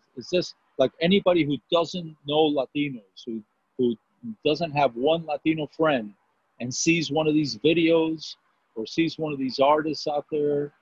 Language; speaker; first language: English; native; English